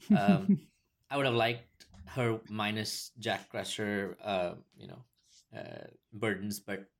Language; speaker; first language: English; early bilingual, other home language; Hindi